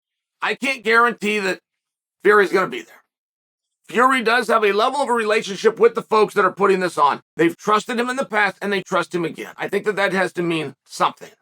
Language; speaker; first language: English; native; English